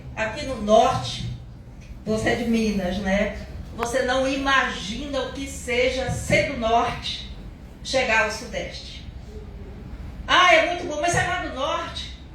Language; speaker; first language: Portuguese; native; Portuguese